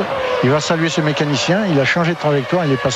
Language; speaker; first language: French; native; French